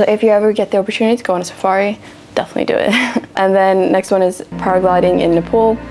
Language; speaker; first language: English; non-native, fluent; Swedish